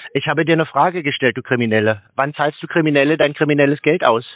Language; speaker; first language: German; native; German